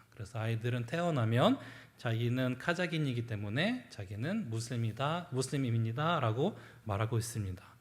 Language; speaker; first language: Korean; early bilingual, heritage; Korean